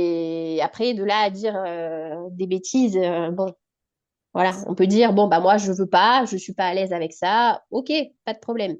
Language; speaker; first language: French; native; French